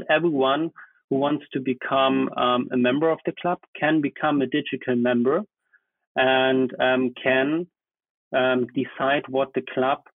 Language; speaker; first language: English; non-native, fluent; German